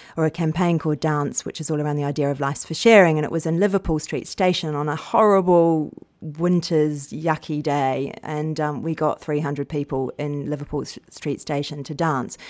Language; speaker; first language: English; native; English